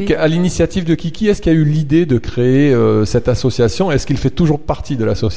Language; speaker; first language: French; native; French